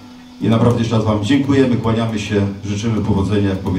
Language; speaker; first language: Polish; native; Polish